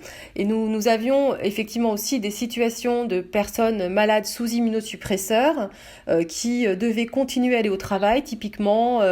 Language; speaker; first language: French; native; French